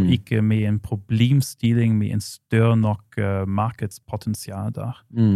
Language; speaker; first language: Norwegian; non-native, fluent; German